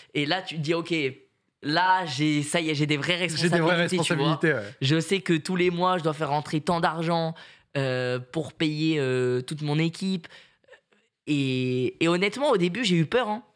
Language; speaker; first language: French; native; French